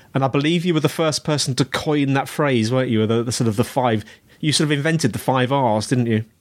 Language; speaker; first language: English; native; English